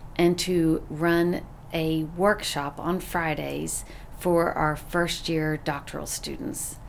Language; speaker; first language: English; native; English